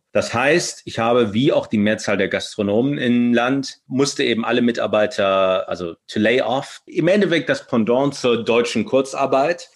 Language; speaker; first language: German; native; German